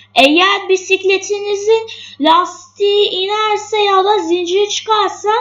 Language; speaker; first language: Turkish; early bilingual, other home language; English